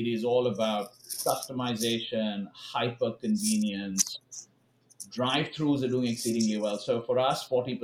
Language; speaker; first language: English; non-native, local second language; Hindi